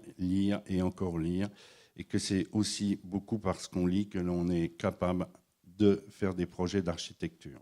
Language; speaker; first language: French; native; French